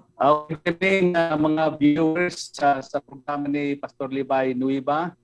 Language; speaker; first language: Filipino; non-native, local second language; Waray